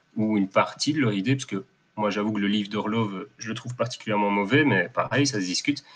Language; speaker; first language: French; native; French